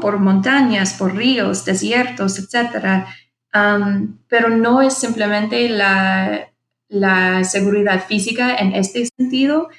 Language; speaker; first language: Spanish; non-native, fluent; English